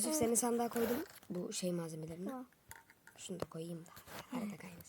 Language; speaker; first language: Turkish; native; Turkish